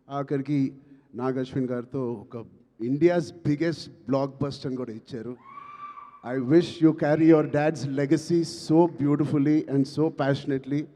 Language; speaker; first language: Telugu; native; Telugu